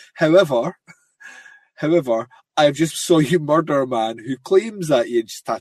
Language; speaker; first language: English; native; English